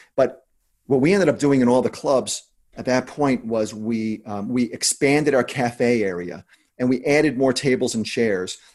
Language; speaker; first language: English; native; English